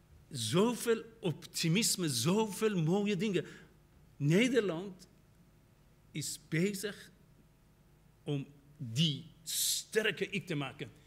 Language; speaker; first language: Dutch; non-native, fluent; Persian